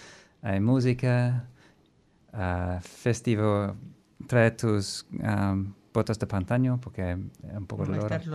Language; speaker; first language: Spanish; non-native, fluent; English